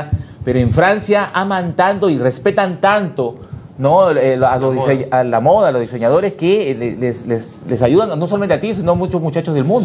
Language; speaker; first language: Spanish; native; Spanish